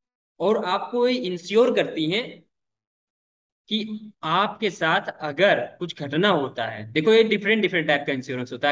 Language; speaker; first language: Hindi; native; Hindi